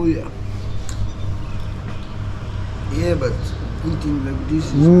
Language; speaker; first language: English; non-native, learner; Italian